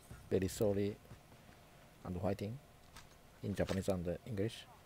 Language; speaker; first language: English; non-native, learner; Japanese